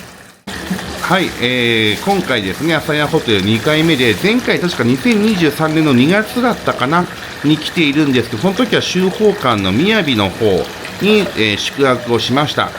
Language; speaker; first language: Japanese; native; Japanese